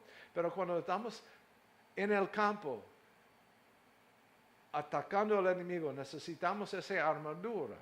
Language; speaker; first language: Spanish; non-native, fluent; English